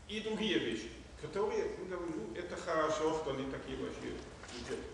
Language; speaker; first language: Russian; non-native, fluent; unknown